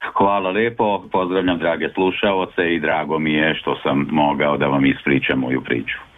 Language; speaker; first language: Serbian; early bilingual, heritage; Serbian